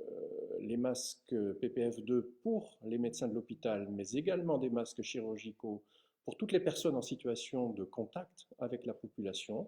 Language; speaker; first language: French; native; French